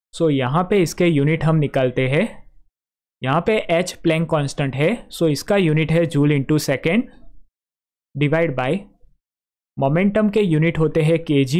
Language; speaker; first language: Hindi; non-native, local second language; Gujarati